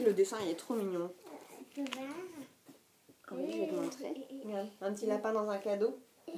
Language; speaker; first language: French; native; French